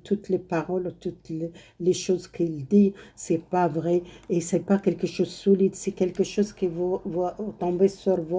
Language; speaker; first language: French; non-native, learner; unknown